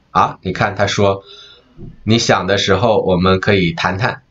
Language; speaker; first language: Chinese; native; Chinese